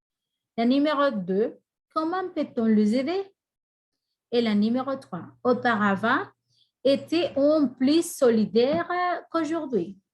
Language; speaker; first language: French; non-native, fluent; Spanish